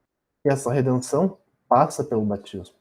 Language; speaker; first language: Portuguese; native; Portuguese